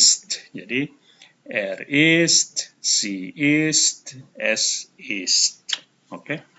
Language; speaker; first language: German; non-native, fluent; Indonesian